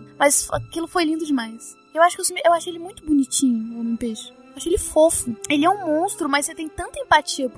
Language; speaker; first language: Portuguese; native; Portuguese